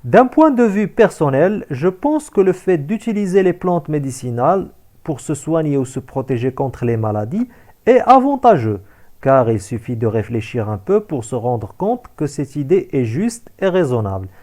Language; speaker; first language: French; non-native, local second language; Arabic